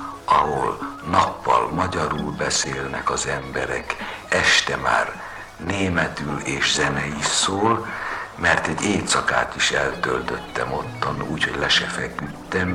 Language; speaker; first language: Hungarian; native; Hungarian